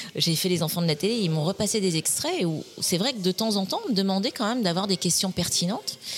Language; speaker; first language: French; native; French